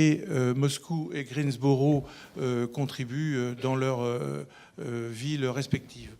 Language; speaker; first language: French; native; French